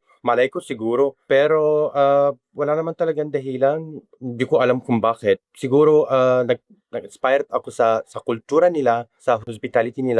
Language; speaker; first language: Filipino; non-native, fluent; Arabic